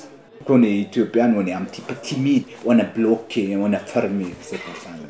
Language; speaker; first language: French; non-native, learner; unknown